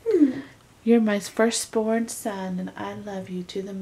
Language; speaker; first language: English; native; English